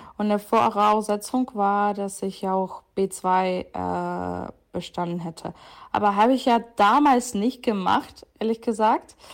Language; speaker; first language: German; non-native, fluent; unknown